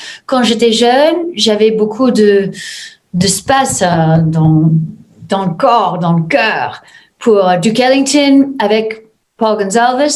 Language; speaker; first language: French; non-native, fluent; English